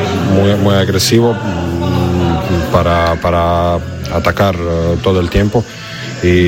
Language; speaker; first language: Spanish; non-native, learner; Croatian